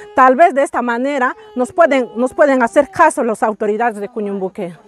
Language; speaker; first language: Spanish; native; Spanish